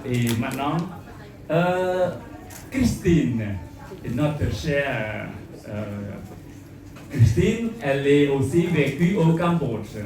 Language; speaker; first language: French; non-native, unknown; Khmer